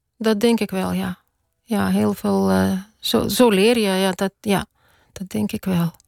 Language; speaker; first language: Dutch; non-native, fluent; Russian